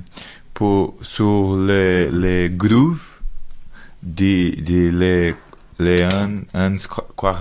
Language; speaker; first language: French; non-native, learner; Portuguese